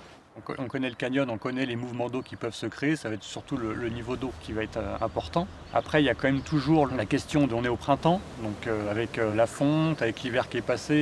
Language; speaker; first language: French; native; French